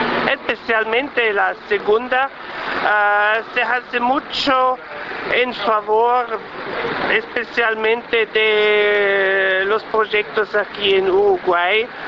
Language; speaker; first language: Spanish; non-native, learner; Swiss German